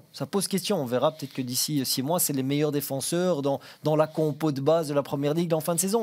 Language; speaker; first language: French; native; French